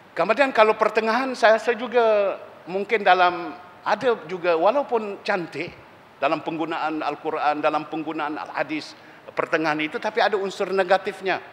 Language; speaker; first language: Malay; native; Malay